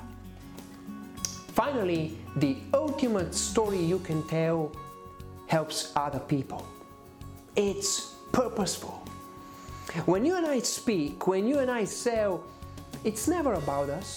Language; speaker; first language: English; non-native, fluent; Bulgarian